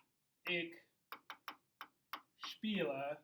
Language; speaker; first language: German; non-native, fluent; English